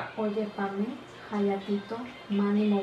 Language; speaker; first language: Korean; non-native, learner; Spanish